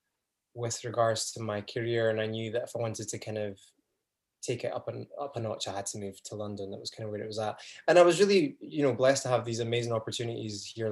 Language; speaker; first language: English; native; English